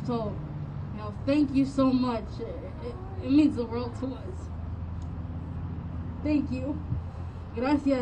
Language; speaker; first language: English; early bilingual, other home language; Spanish